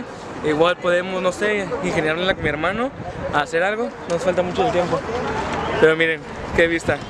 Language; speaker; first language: Spanish; native; Spanish